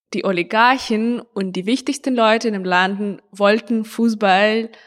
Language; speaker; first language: German; non-native, fluent; Ukrainian